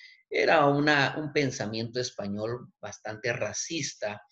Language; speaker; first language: Spanish; native; Spanish